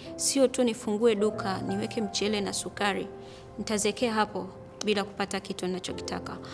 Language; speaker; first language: Swahili; native; Swahili